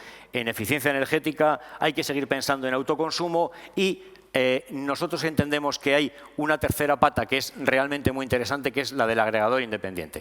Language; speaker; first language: Spanish; native; Spanish